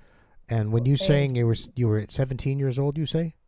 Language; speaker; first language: English; native; English